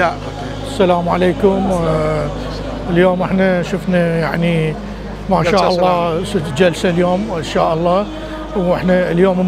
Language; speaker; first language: Arabic; native; Arabic